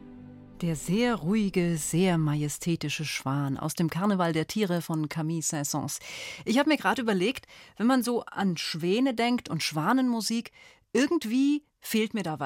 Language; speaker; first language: German; native; German